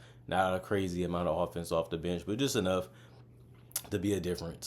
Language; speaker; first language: English; native; English